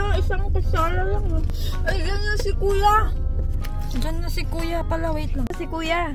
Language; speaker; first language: Filipino; native; Filipino